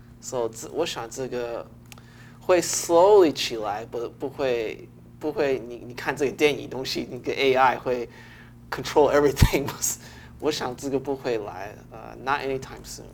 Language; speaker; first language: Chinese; early bilingual, heritage; English